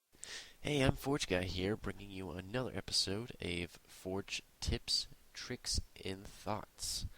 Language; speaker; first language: English; native; English